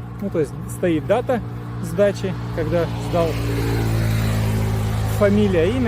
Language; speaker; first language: Russian; native; Russian